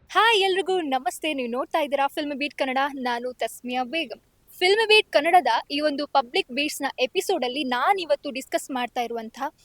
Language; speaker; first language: Kannada; native; Kannada